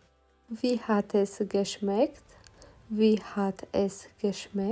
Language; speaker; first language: German; non-native, fluent; Romanian